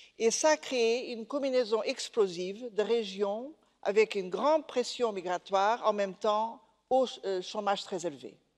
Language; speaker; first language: French; non-native, fluent; Portuguese